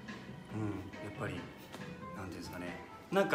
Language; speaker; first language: Japanese; native; Japanese